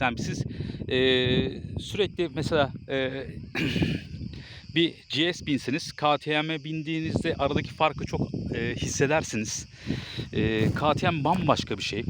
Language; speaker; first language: Turkish; native; Turkish